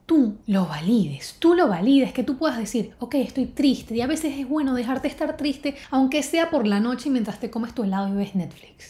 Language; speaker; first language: Spanish; native; Spanish